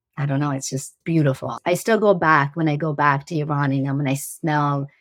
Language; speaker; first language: English; early bilingual, other home language; Persian